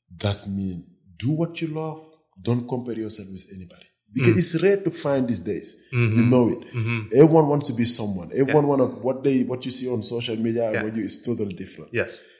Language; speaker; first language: English; non-native, fluent; Wolof